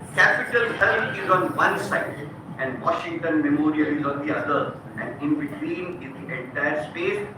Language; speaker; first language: English; non-native, local second language; Hindi